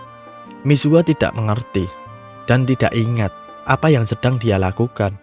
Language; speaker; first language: Indonesian; native; Indonesian